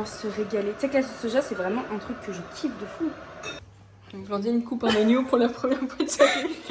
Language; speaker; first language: French; native; French